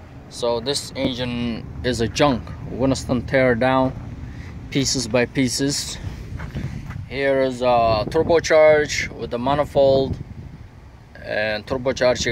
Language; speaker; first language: English; non-native, local second language; Somali